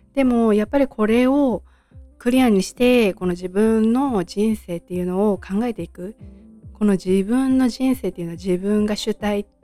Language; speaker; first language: Japanese; native; Japanese